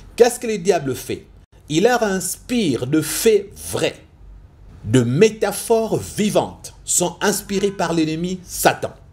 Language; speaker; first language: French; non-native, local second language; Lingala